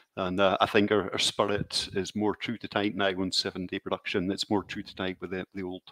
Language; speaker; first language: English; native; English